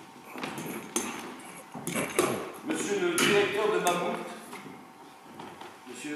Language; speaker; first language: French; native; French